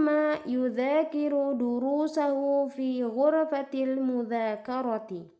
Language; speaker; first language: Arabic; non-native, fluent; Indonesian